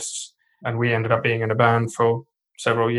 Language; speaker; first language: English; non-native, local second language; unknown